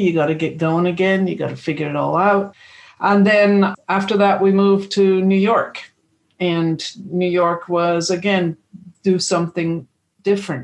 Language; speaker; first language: English; native; English